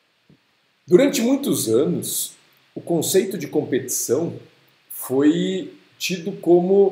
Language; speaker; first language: Portuguese; native; Portuguese